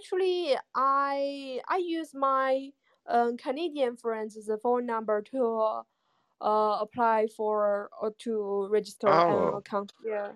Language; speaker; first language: English; non-native, learner; Chinese